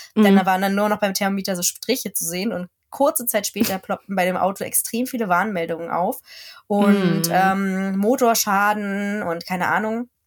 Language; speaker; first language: German; native; German